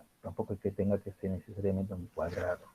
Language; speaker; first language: Spanish; native; Spanish